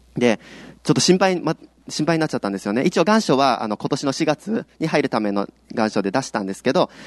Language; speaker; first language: Japanese; early bilingual, heritage; Japanese